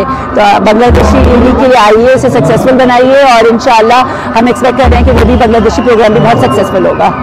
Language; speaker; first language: Hindi; non-native, fluent; Bangla